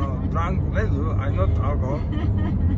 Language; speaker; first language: English; non-native, learner; Czech